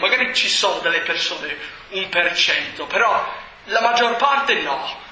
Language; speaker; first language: Italian; non-native, fluent; English